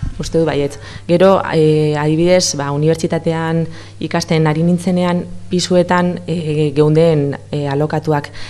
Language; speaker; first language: Basque; non-native, local second language; Spanish